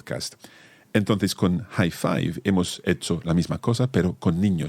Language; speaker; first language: Spanish; non-native, fluent; English